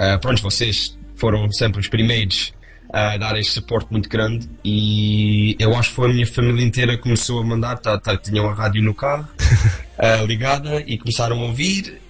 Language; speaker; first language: Portuguese; early bilingual, heritage; Portuguese